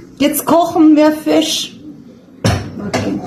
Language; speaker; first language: German; early bilingual, other home language; Turkish